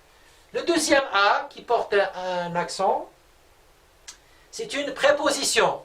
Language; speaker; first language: French; non-native, local second language; Arabic